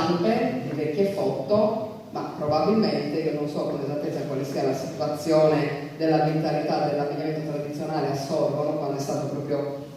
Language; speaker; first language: Italian; native; Italian